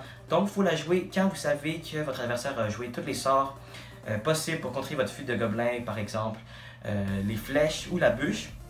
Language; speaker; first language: French; native; French